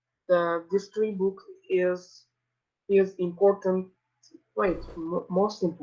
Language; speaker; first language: English; non-native, learner; Turkish